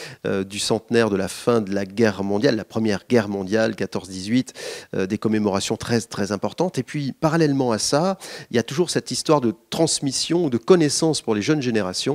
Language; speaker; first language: French; native; French